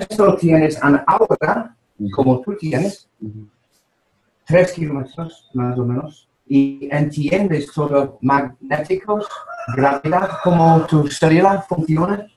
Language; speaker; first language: Spanish; non-native, learner; English